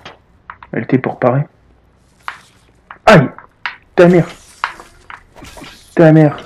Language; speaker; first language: French; native; French